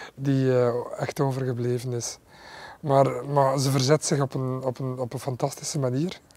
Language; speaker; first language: Dutch; early bilingual, other home language; Arabic